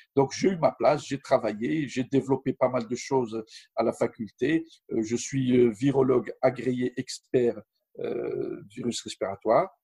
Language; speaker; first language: French; non-native, local second language; Arabic